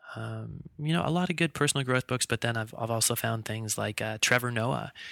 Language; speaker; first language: English; native; English